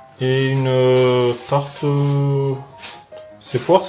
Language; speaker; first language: French; non-native, fluent; Japanese